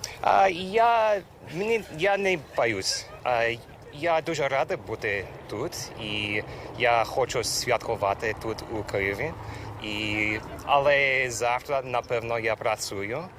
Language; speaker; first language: Ukrainian; non-native, learner; English